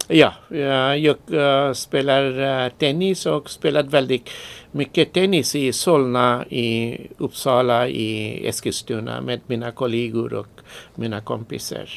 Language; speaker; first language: Swedish; non-native, fluent; Bangla